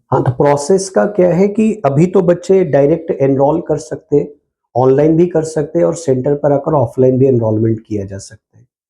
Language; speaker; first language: Hindi; native; Hindi